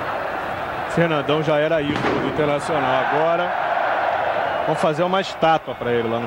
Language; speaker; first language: Portuguese; native; Portuguese